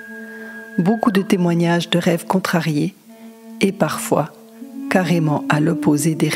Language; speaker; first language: French; native; French